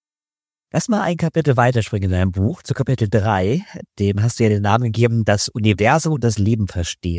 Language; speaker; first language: German; native; German